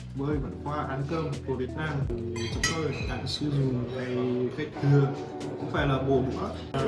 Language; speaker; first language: Vietnamese; non-native, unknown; Russian